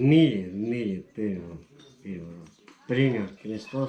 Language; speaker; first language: Russian; non-native, local second language; Armenian